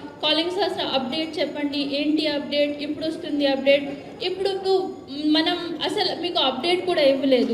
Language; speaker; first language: Telugu; non-native, learner; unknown